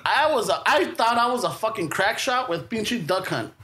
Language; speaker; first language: English; early bilingual, other home language; Spanish